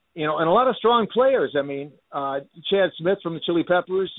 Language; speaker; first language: English; native; English